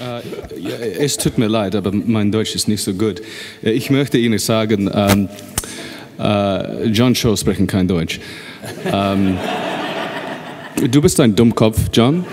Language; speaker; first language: German; non-native, learner; English